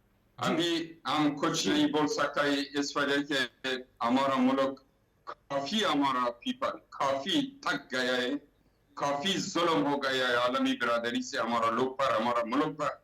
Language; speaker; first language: Hindi; non-native, learner; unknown